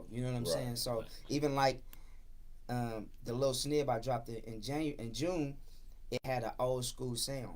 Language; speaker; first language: English; native; English